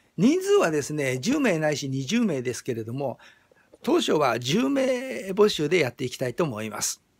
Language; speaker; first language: Japanese; native; Japanese